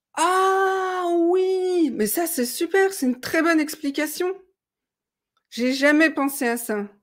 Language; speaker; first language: French; native; French